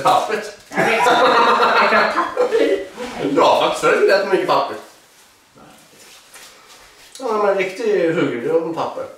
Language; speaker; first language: Swedish; native; Swedish